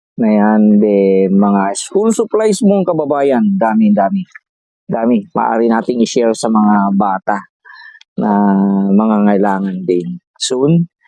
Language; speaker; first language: Filipino; non-native, local second language; Iloko